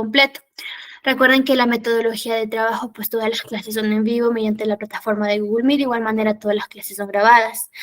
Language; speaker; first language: Spanish; native; Spanish